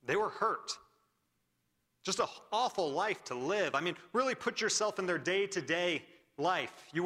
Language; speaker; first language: English; native; English